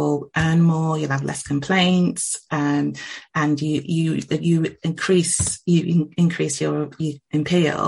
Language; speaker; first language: English; native; English